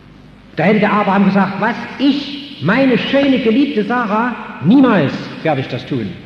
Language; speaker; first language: German; native; German